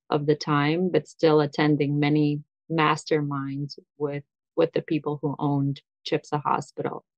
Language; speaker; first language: English; early bilingual, other home language; Russian